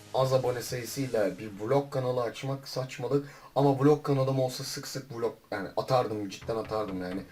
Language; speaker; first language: Turkish; native; Turkish